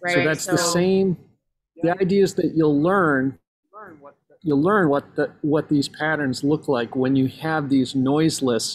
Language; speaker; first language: English; native; English